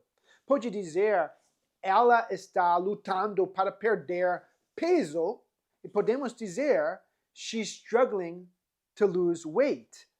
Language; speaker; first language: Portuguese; non-native, fluent; English